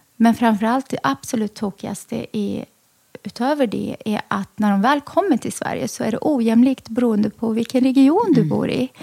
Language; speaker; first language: Swedish; early bilingual, other home language; Arabic